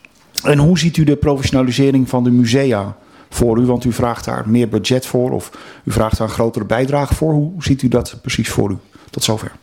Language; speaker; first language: Dutch; native; Dutch